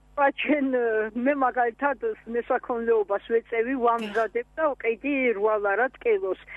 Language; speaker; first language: Georgian; non-native, local second language; Svan